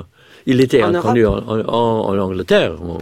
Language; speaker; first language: French; non-native, fluent; English